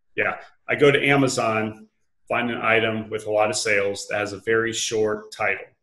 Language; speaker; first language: English; native; English